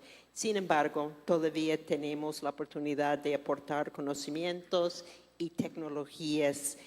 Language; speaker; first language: Spanish; non-native, fluent; English